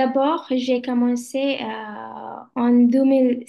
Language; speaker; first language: French; non-native, learner; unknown